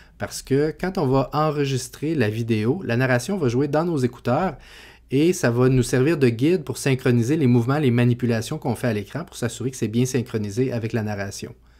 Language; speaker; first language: French; native; French